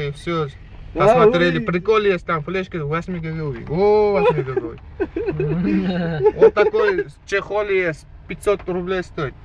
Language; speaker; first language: Russian; non-native, learner; Uzbek